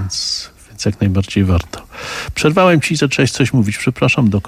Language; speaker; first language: Polish; native; Polish